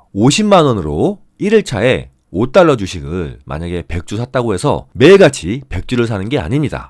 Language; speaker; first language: Korean; native; Korean